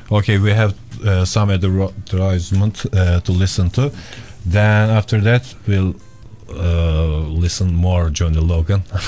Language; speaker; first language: English; non-native, fluent; Turkish